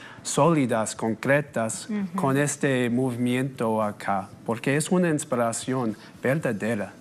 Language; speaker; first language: Spanish; non-native, fluent; English